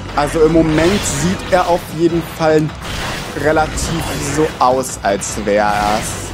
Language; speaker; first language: German; native; German